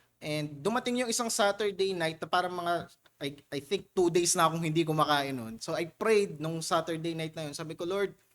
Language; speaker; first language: Filipino; native; Filipino